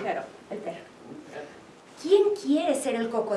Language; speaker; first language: Spanish; non-native, fluent; English